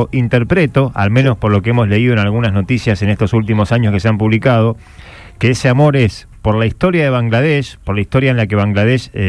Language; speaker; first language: Spanish; native; Spanish